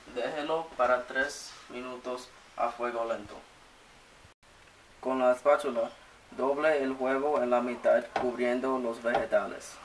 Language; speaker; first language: Spanish; non-native, learner; English